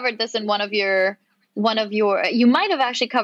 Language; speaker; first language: English; non-native, local second language; Urdu